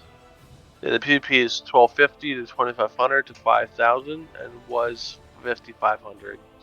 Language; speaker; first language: English; native; English